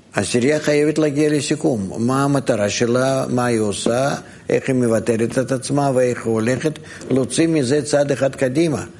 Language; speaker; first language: Hebrew; non-native, fluent; Russian